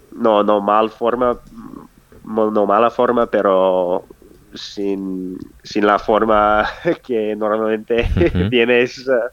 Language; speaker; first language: Spanish; non-native, fluent; English